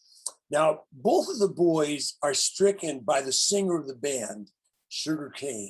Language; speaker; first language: English; native; English